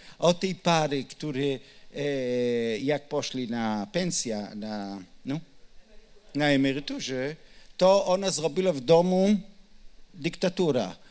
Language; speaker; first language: Polish; non-native, learner; Hebrew